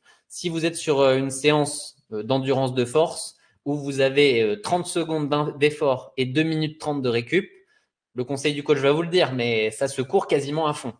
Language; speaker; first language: French; native; French